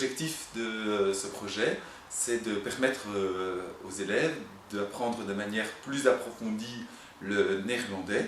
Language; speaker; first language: French; native; French